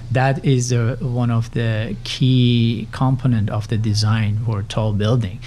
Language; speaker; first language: English; non-native, fluent; Persian